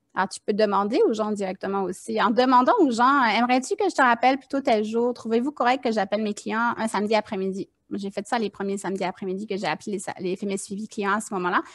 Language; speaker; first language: French; native; French